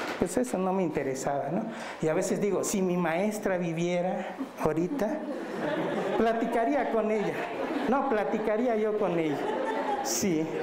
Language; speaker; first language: Spanish; non-native, local second language; Mixtepec Mixtec